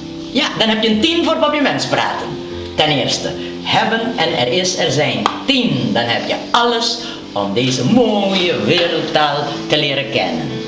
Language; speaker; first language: Dutch; non-native, local second language; Papiamento